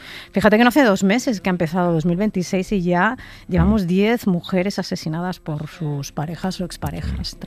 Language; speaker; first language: Spanish; native; Spanish